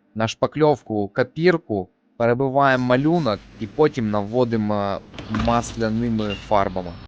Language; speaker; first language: Ukrainian; non-native, local second language; Russian